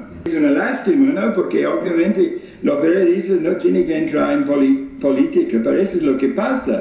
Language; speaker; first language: Spanish; non-native, fluent; English